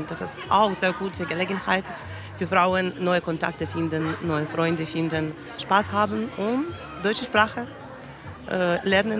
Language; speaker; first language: German; non-native, learner; Russian